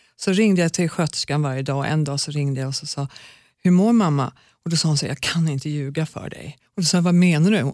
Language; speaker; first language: Swedish; native; Swedish